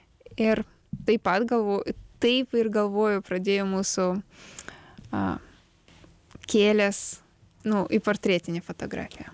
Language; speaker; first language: Lithuanian; non-native, learner; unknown